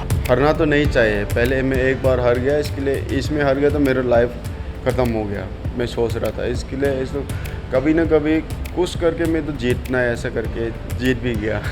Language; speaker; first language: Hindi; non-native, local second language; Manipuri